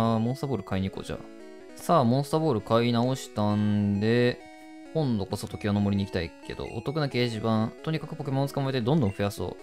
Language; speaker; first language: Japanese; native; Japanese